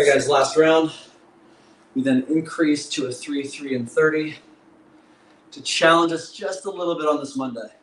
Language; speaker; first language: English; native; English